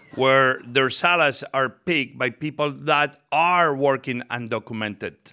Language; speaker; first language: English; non-native, fluent; Spanish